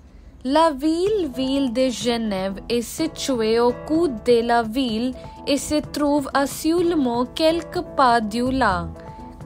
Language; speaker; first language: French; non-native, learner; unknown